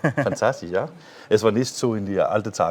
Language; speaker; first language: German; non-native, fluent; Danish